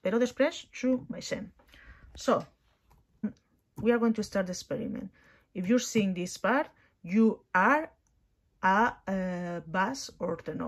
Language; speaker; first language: English; non-native, learner; Catalan